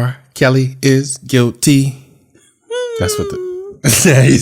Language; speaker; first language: English; native; English